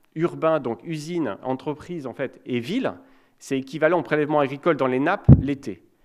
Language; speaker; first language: French; native; French